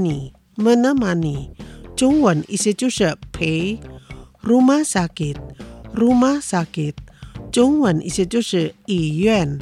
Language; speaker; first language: Chinese; non-native, fluent; Indonesian